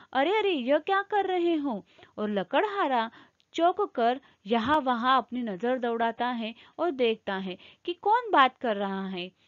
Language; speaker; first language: Hindi; non-native, local second language; Marathi